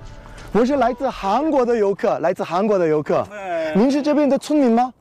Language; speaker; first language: Chinese; non-native, fluent; Korean